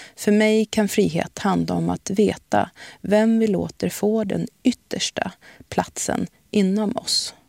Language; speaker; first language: Swedish; early bilingual, other home language; Arabic